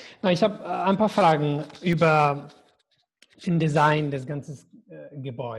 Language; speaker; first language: German; non-native, learner; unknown